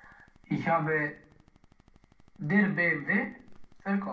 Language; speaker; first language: German; non-native, learner; Romanian